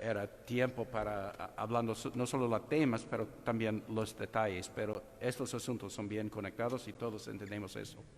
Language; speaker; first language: Spanish; non-native, fluent; English